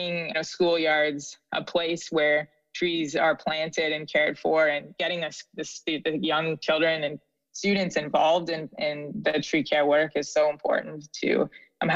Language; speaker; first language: English; native; English